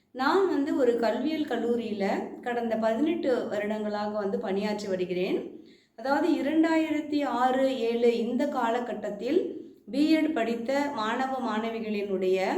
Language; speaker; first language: Tamil; native; Tamil